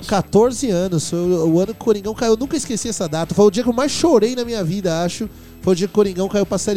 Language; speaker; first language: Portuguese; native; Portuguese